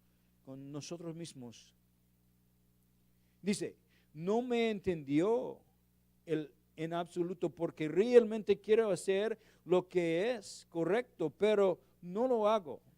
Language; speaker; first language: Spanish; non-native, learner; English